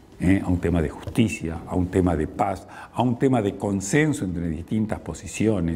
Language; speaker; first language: Spanish; native; Spanish